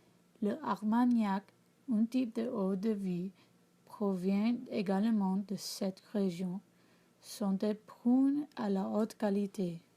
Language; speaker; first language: French; non-native, learner; English